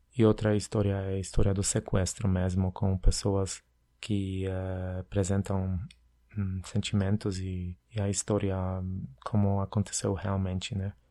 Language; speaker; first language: Portuguese; non-native, fluent; Polish